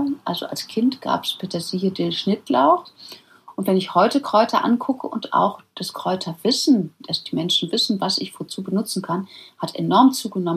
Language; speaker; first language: German; native; German